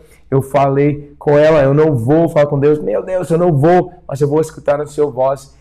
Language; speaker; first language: Portuguese; non-native, fluent; English